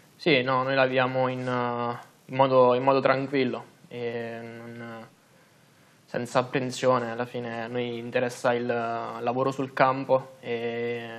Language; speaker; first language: Italian; native; Italian